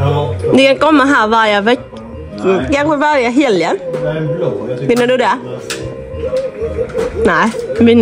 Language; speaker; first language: Swedish; non-native, learner; Vietnamese